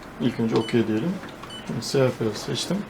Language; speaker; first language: Turkish; native; Turkish